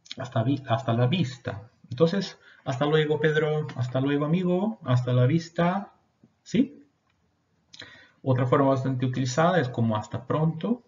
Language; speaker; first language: Spanish; non-native, fluent; Portuguese